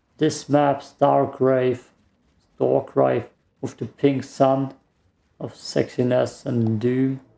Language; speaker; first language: English; non-native, fluent; German